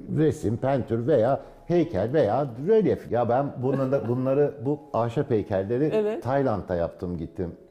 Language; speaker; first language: Turkish; native; Turkish